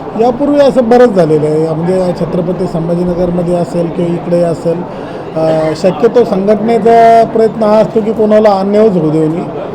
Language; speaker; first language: Marathi; native; Marathi